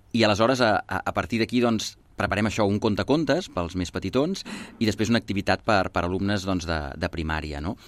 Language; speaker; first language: Catalan; native; Catalan